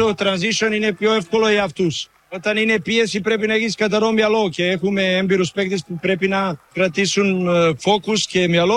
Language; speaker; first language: Greek; non-native, learner; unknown